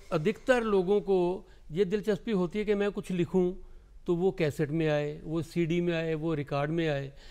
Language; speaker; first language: Hindi; non-native, local second language; Punjabi